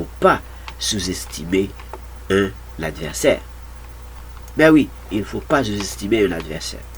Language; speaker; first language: French; non-native, local second language; Haitian Creole